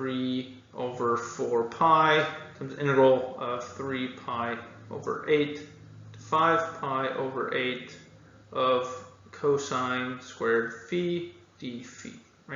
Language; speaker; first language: English; native; English